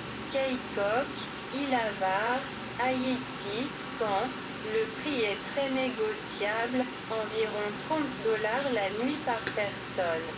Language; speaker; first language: French; non-native, local second language; Haitian Creole